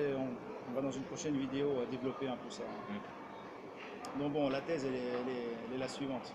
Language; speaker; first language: French; native; French